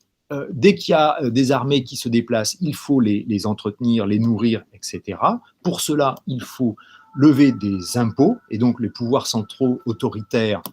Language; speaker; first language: French; native; French